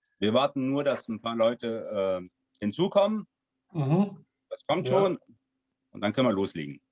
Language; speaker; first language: German; non-native, fluent; French